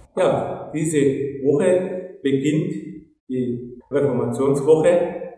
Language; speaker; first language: German; non-native, fluent; Turkish